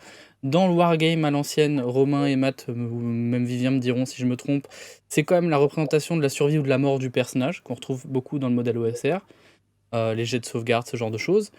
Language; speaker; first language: French; native; French